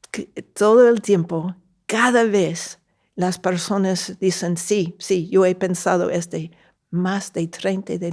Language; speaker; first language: Spanish; non-native, fluent; English